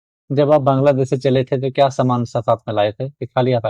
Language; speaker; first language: Hindi; native; Hindi